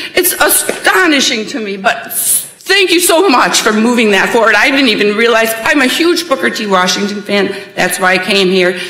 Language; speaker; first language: English; native; English